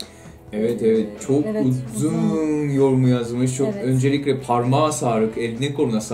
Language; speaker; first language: Turkish; non-native, fluent; Japanese